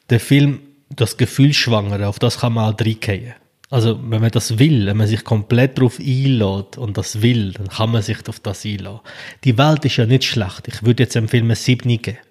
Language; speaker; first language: German; early bilingual, other home language; Albanian